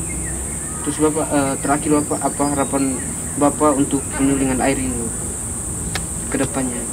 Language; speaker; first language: Indonesian; native; Indonesian